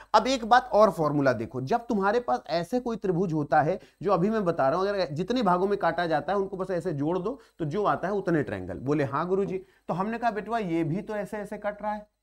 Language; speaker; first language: Hindi; native; Hindi